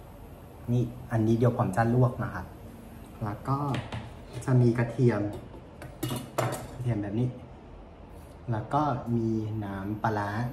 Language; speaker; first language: Thai; non-native, fluent; Vietnamese